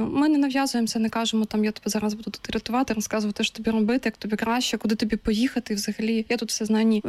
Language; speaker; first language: Ukrainian; native; Ukrainian